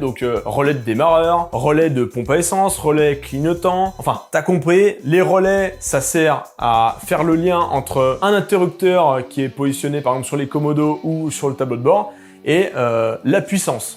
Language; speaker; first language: French; native; French